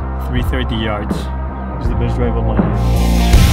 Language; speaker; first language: English; non-native, fluent; Spanish